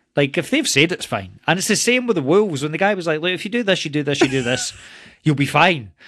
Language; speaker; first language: English; native; English